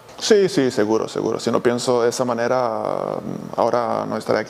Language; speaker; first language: Spanish; non-native, fluent; Serbian